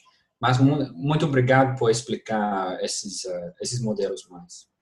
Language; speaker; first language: Portuguese; non-native, fluent; English